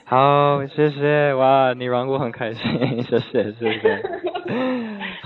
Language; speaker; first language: Chinese; non-native, learner; English